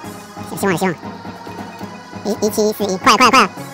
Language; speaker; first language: Chinese; native; Chinese